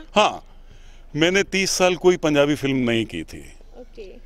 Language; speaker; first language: Hindi; native; Hindi